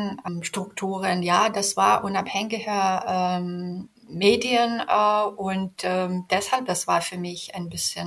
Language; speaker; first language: German; non-native, fluent; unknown